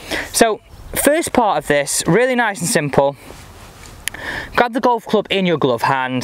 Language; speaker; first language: English; native; English